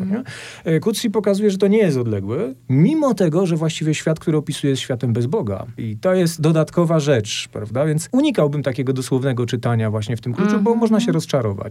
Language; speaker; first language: Polish; native; Polish